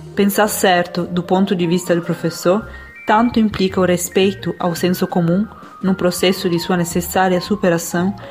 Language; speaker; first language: Portuguese; non-native, fluent; Italian